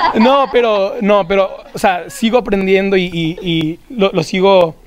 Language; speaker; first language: Spanish; early bilingual, heritage; Spanish